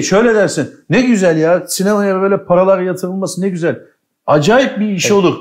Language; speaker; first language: Turkish; native; Turkish